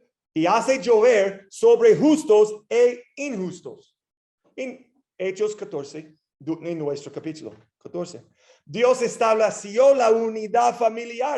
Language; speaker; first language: Spanish; non-native, fluent; English